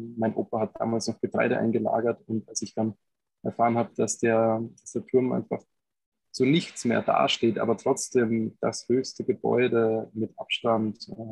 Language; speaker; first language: German; native; German